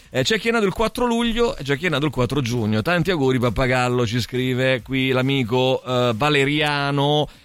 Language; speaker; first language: Italian; native; Italian